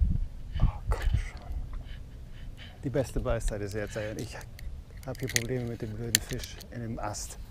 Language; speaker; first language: German; native; German